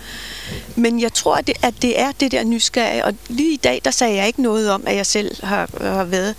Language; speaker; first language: Danish; native; Danish